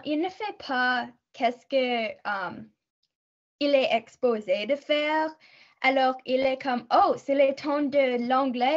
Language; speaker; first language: French; non-native, local second language; English